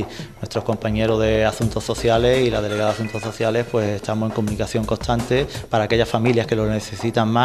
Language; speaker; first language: Spanish; native; Spanish